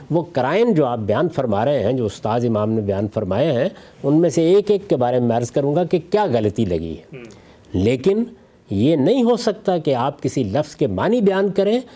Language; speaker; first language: Urdu; non-native, local second language; Punjabi